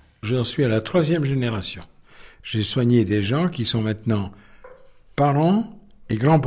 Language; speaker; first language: French; native; French